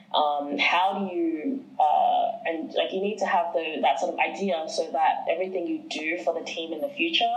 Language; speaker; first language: English; early bilingual, other home language; Chinese